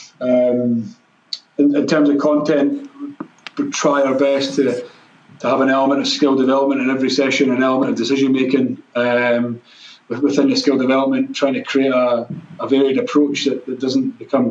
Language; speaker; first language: English; native; English